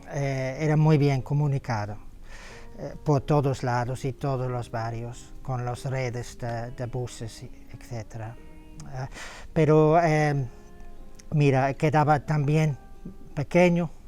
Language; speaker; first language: Spanish; non-native, fluent; English